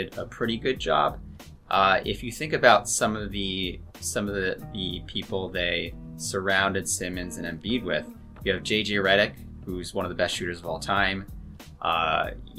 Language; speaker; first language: English; native; English